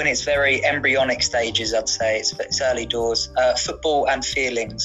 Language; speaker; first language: English; native; English